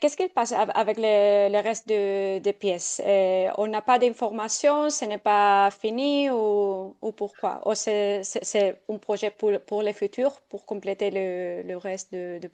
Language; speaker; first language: French; non-native, fluent; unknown